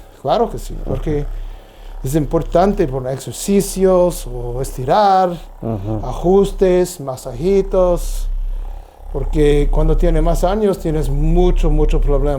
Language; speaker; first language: Spanish; non-native, learner; English